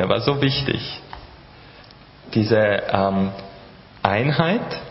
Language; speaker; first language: German; native; German